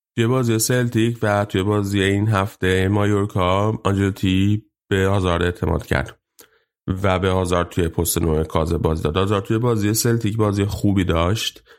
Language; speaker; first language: Persian; native; Persian